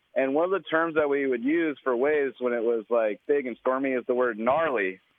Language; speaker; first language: English; native; English